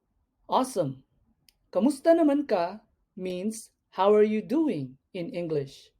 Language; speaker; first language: English; non-native, local second language; Cebuano